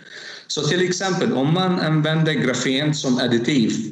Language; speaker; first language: Swedish; non-native, fluent; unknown